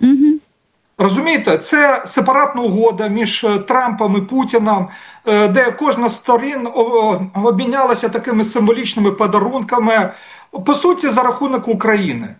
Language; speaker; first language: Ukrainian; native; Ukrainian